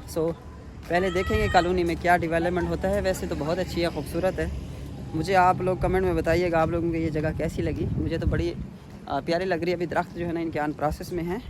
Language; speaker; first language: Urdu; non-native, local second language; Saraiki